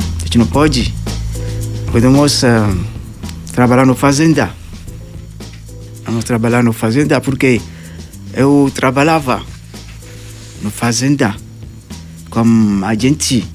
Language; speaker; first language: Portuguese; non-native, learner; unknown